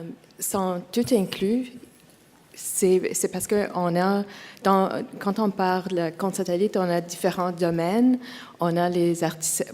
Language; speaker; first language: French; non-native, local second language; English